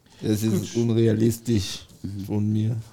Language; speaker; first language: German; non-native, learner; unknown